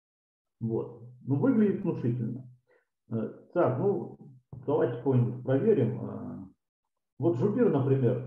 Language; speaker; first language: Russian; native; Russian